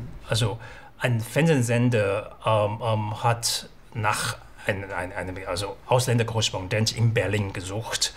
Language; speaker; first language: German; non-native, fluent; Chinese